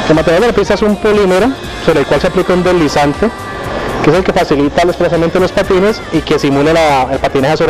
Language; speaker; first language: Spanish; native; Spanish